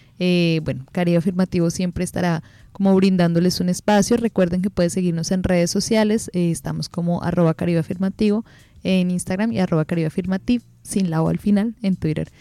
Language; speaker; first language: Spanish; native; Spanish